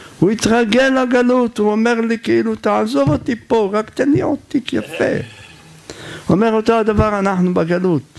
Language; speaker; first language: Hebrew; native; Hebrew